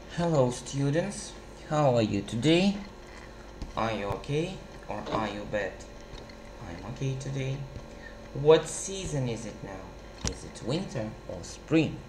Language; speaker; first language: English; non-native, fluent; Russian